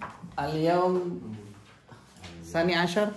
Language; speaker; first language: Arabic; non-native, fluent; Indonesian